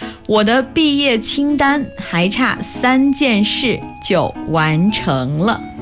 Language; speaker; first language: Chinese; native; Chinese